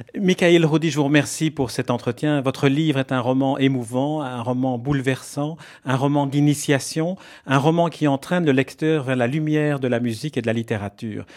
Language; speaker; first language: French; native; French